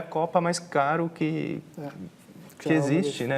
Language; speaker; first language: Portuguese; non-native, fluent; German